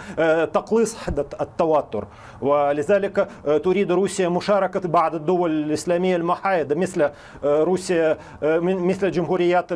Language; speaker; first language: Arabic; non-native, fluent; Russian